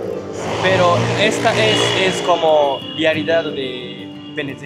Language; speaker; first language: Spanish; non-native, learner; Japanese